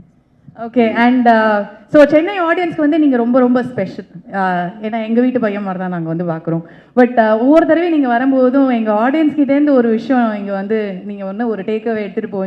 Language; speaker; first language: Tamil; native; Tamil